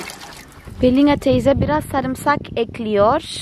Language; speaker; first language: Turkish; non-native, fluent; Portuguese